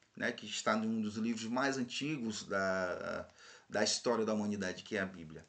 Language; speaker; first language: Portuguese; native; Portuguese